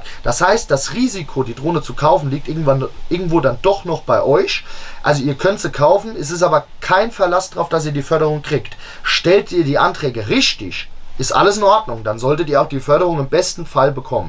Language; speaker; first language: German; native; German